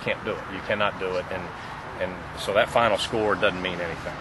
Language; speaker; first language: English; native; English